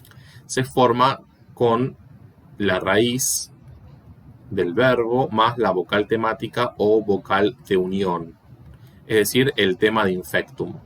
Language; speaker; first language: Spanish; native; Spanish